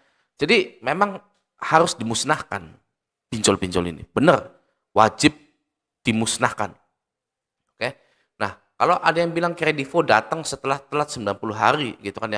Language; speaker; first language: Indonesian; native; Indonesian